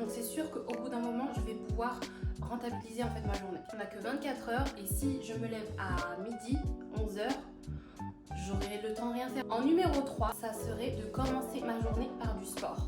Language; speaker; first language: French; native; French